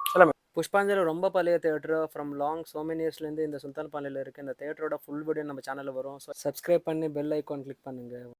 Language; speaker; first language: Tamil; non-native, local second language; Telugu